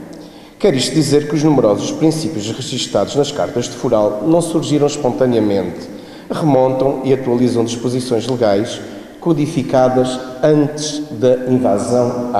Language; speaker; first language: Portuguese; native; Portuguese